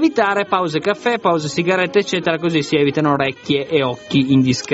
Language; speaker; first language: Italian; native; Italian